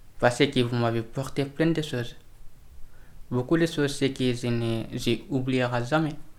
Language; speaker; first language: French; non-native, learner; Fula